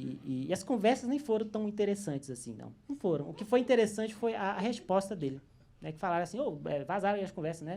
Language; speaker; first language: Portuguese; native; Portuguese